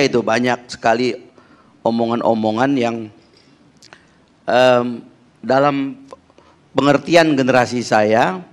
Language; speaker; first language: Indonesian; native; Indonesian